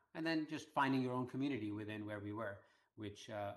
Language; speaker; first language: English; early bilingual, other home language; Hindi